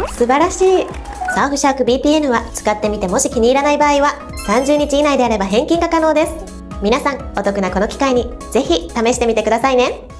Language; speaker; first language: Japanese; native; Japanese